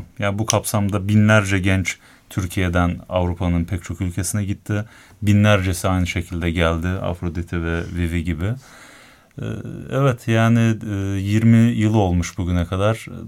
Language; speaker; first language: Turkish; native; Turkish